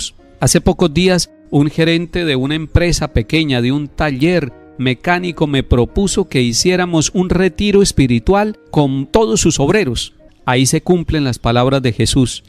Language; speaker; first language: Spanish; native; Spanish